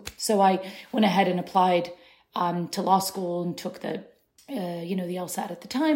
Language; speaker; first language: English; early bilingual, other home language; Arabic